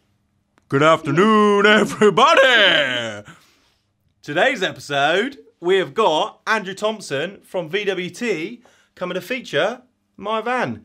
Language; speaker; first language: English; native; English